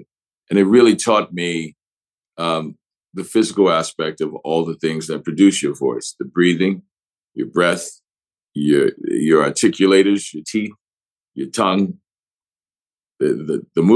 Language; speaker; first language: English; native; English